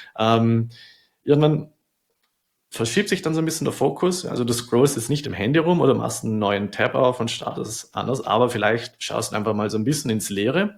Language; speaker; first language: German; native; German